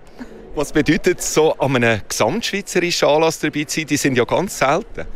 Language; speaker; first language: German; native; German